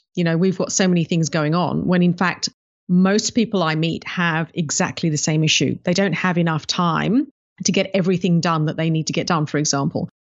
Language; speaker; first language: English; native; English